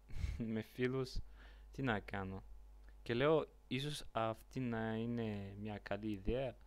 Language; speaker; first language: Greek; non-native, learner; Bulgarian